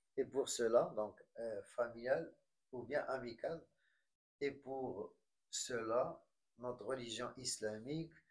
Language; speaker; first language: French; non-native, local second language; Arabic